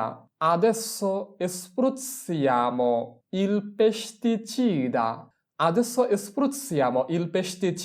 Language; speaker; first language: Italian; non-native, fluent; Bangla